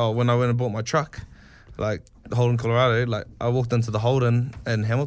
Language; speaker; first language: English; non-native, local second language; Māori